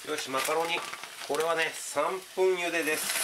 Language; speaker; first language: Japanese; native; Japanese